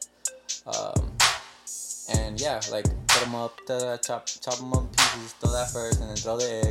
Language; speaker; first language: English; early bilingual, other home language; Spanish